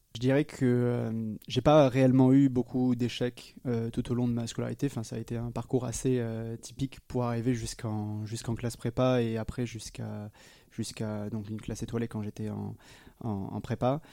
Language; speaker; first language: French; native; French